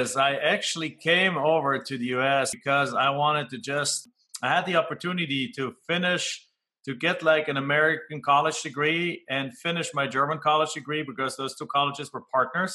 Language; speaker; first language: English; non-native, fluent; German